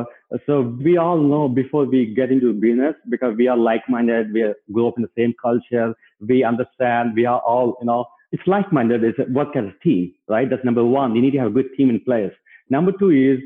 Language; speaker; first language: English; non-native, local second language; Telugu